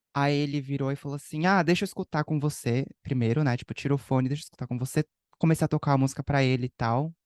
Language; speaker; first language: Portuguese; native; Portuguese